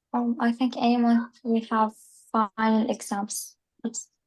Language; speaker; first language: English; non-native, learner; Arabic